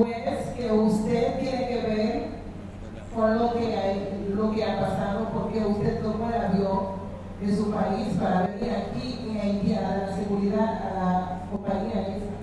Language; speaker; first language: Spanish; non-native, fluent; Haitian Creole